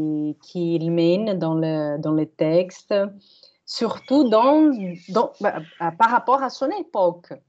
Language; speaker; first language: French; non-native, learner; Portuguese